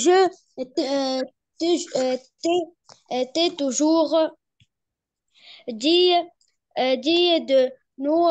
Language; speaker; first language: French; non-native, learner; Arabic